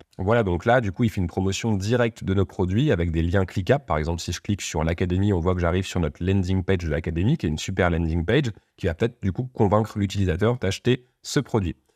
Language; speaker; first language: French; native; French